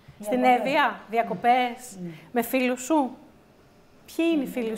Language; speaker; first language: Greek; native; Greek